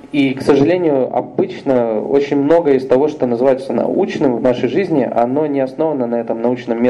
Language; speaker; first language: Russian; native; Russian